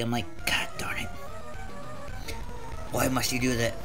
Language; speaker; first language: English; native; English